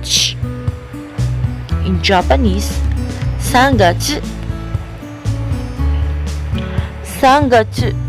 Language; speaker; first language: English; non-native, local second language; Filipino